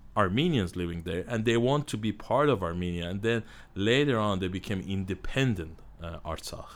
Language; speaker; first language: English; non-native, learner; Armenian